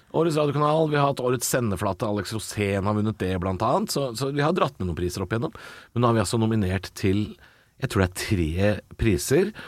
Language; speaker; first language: Norwegian; native; Norwegian